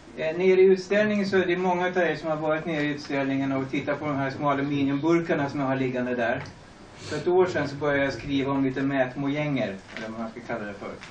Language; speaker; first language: Swedish; early bilingual, other home language; German